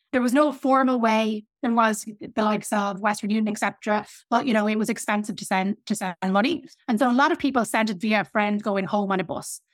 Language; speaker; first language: English; native; English